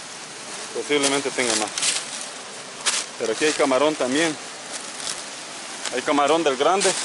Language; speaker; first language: Spanish; native; Spanish